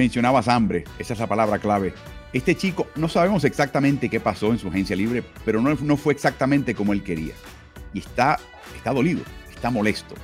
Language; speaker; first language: Spanish; native; Spanish